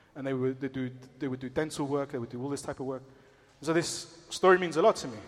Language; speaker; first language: English; early bilingual, other home language; Spanish